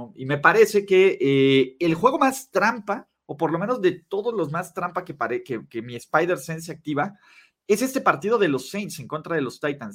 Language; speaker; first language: Spanish; native; Spanish